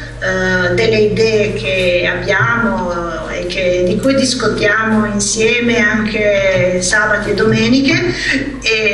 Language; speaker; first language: Italian; native; Italian